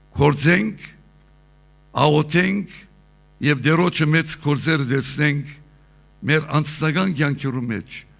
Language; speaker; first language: Armenian; early bilingual, heritage; Armenian